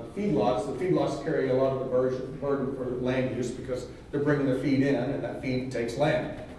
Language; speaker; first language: English; native; English